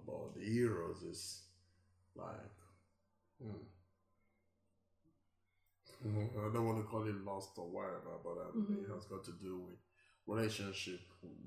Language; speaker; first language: English; non-native, local second language; Igbo